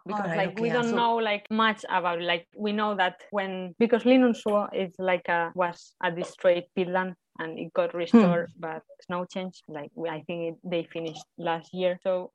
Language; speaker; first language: English; non-native, fluent; Spanish